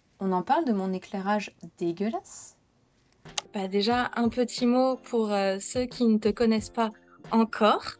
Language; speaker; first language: French; native; French